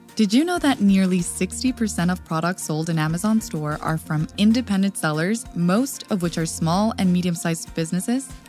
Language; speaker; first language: English; non-native, fluent; Spanish